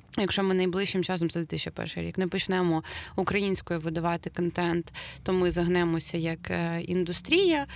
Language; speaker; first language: Ukrainian; native; Ukrainian